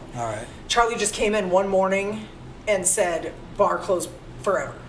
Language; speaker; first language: English; native; English